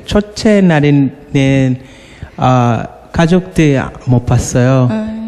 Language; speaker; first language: Korean; non-native, learner; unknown